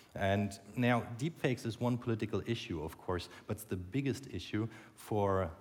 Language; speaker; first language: English; non-native, fluent; German